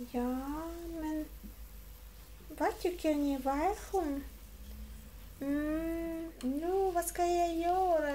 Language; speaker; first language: Swedish; non-native, learner; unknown